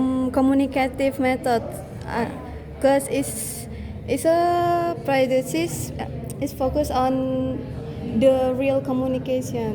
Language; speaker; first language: English; non-native, learner; Indonesian